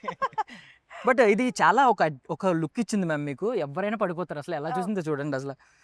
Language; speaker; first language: Telugu; native; Telugu